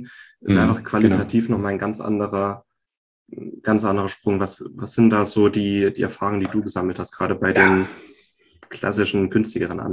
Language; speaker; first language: German; native; German